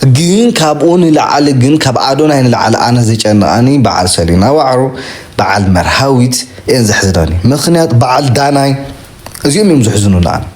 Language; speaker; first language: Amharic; non-native, local second language; Tigrinya